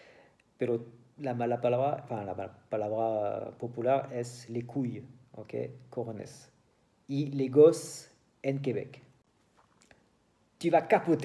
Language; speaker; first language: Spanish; non-native, learner; French